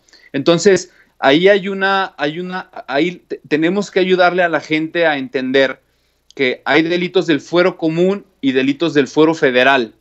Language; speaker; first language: Spanish; native; Spanish